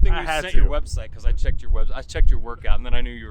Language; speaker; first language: English; native; English